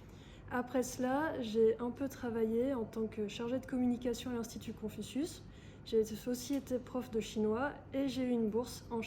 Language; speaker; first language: French; native; French